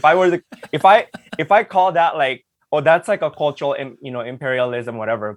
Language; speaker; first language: English; early bilingual, other home language; Indonesian